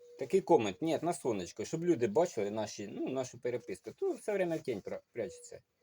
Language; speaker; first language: Ukrainian; non-native, local second language; Russian